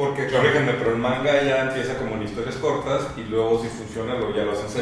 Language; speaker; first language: Spanish; native; Spanish